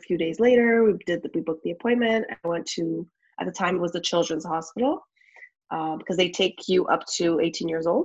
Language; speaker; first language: English; native; English